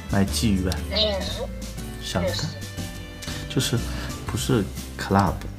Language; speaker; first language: Chinese; native; Chinese